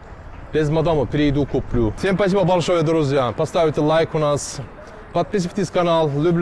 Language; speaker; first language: Russian; non-native, learner; Turkish